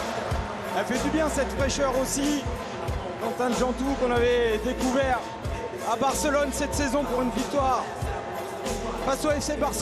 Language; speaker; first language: French; native; French